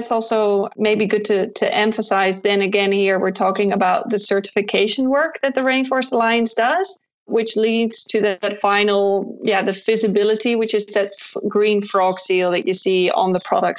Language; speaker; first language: English; non-native, fluent; Dutch